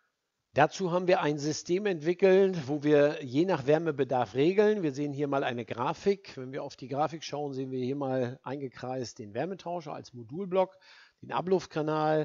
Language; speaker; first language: German; native; German